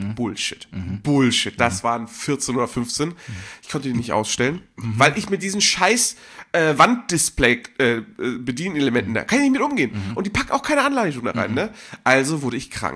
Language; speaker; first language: German; native; German